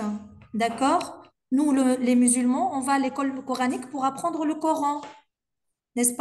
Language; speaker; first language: French; non-native, local second language; Arabic